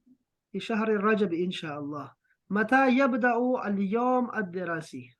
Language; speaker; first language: Arabic; non-native, fluent; Urdu